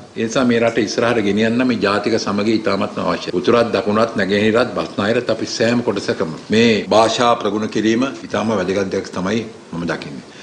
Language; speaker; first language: Sinhala; native; Sinhala